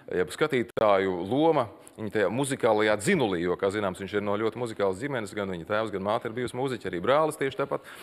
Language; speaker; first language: Latvian; native; Latvian